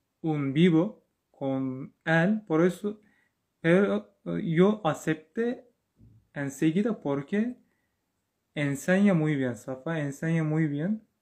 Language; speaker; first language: Spanish; non-native, learner; Turkish